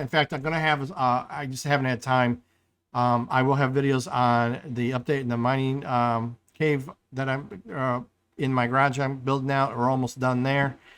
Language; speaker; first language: English; native; English